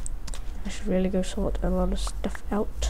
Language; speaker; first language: English; native; English